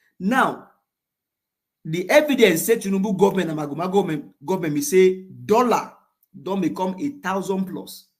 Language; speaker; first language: Nigerian Pidgin; non-native, local second language; Yoruba